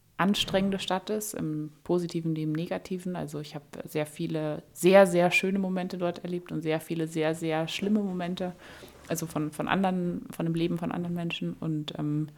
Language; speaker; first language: German; native; German